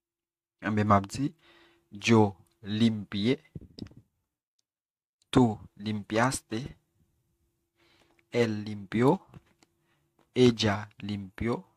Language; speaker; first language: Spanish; non-native, fluent; Haitian Creole